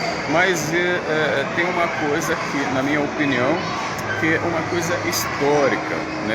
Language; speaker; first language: Portuguese; non-native, fluent; Arabic